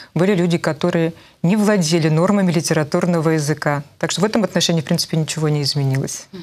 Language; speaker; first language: Russian; native; Russian